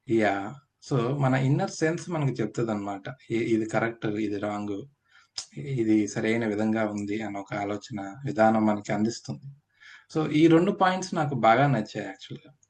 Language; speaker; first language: Telugu; native; Telugu